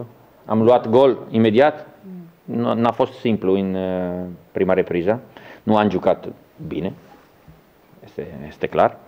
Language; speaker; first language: Romanian; non-native, learner; Italian